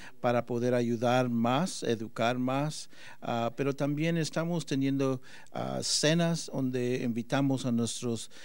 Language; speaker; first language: Spanish; early bilingual, heritage; Spanish